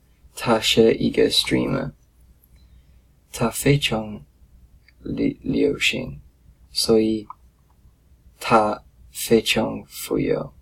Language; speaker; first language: Chinese; non-native, learner; English